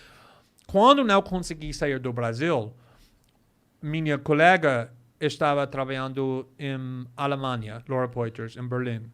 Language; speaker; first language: Portuguese; non-native, fluent; English